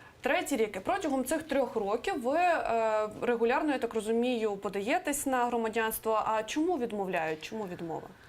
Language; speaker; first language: Ukrainian; native; Ukrainian